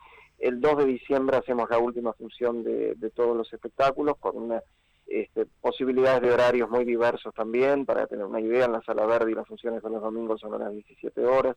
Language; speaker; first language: Spanish; native; Spanish